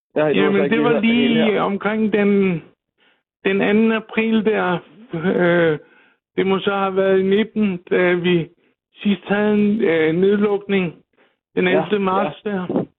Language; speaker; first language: Danish; native; Danish